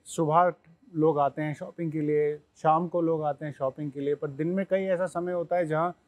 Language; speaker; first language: Hindi; native; Hindi